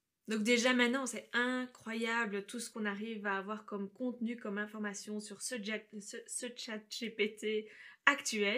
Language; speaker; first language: French; native; French